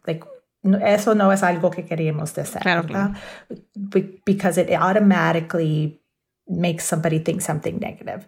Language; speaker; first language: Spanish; early bilingual, heritage; Spanish